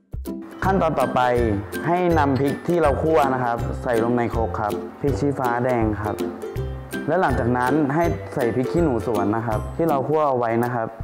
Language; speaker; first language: Thai; native; Thai